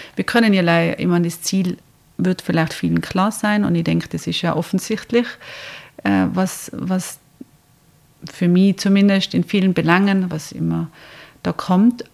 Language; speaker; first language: German; native; German